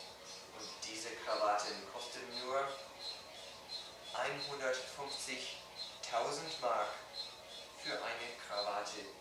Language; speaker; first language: German; non-native, learner; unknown